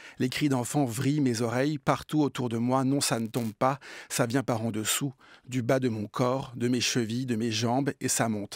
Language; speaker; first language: French; native; French